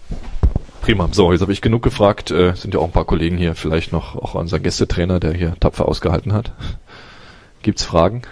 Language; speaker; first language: German; native; German